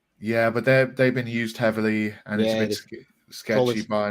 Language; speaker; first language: English; native; English